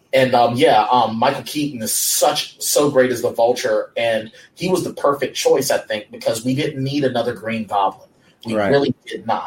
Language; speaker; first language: English; native; English